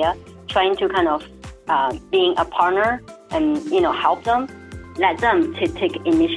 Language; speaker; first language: English; non-native, fluent; Chinese